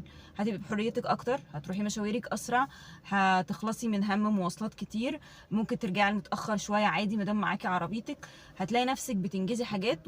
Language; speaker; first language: Arabic; native; Arabic